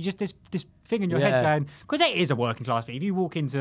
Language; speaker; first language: English; native; English